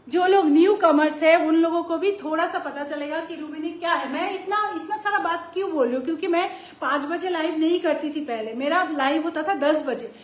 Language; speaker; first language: Hindi; non-native, local second language; Bangla